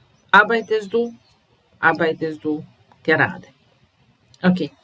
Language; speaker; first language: German; non-native, fluent; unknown